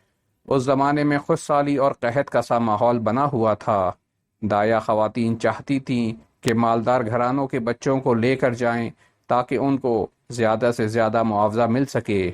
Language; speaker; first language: Urdu; native; Urdu